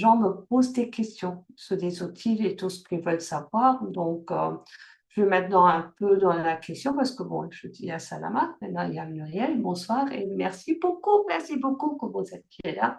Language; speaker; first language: French; early bilingual, heritage; French